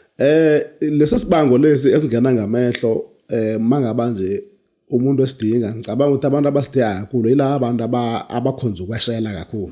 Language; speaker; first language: Zulu; native; Zulu